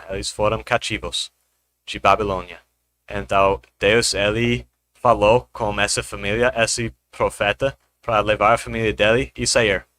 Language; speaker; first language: Portuguese; non-native, fluent; English